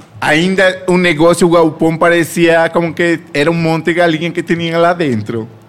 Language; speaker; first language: Portuguese; non-native, fluent; Spanish